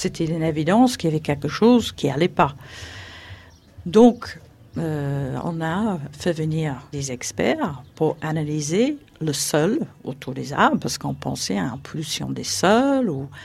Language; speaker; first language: French; non-native, fluent; English